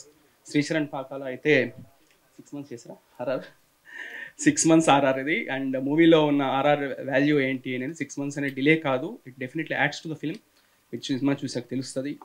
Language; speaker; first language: Telugu; native; Telugu